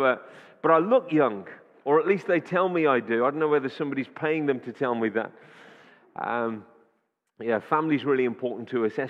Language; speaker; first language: English; native; English